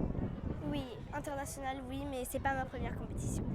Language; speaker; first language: French; early bilingual, other home language; English